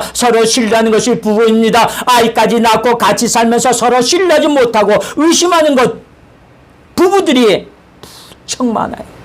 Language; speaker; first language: Korean; native; Korean